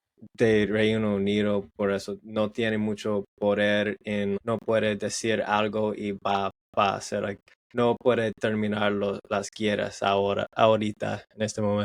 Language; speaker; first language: Spanish; non-native, learner; English